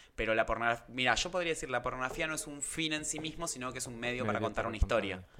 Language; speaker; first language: Spanish; native; Spanish